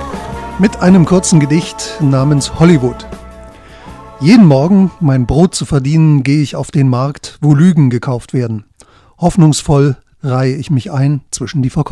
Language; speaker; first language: German; native; German